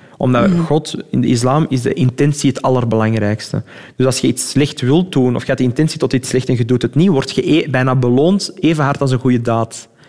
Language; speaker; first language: Dutch; early bilingual, other home language; Arabic